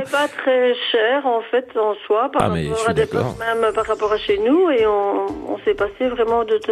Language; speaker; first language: French; native; French